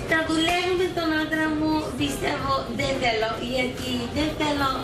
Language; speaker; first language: Greek; early bilingual, heritage; Greek